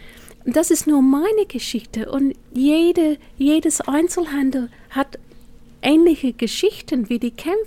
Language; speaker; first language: German; non-native, fluent; English